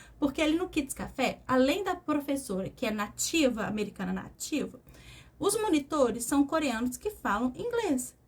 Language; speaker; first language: Portuguese; native; Portuguese